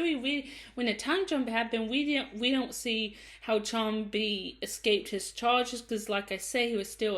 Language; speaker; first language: English; native; English